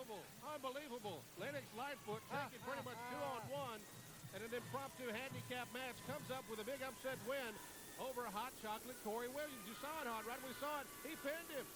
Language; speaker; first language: English; native; English